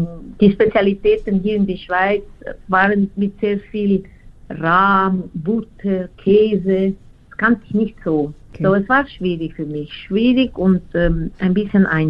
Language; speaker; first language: German; non-native, fluent; Spanish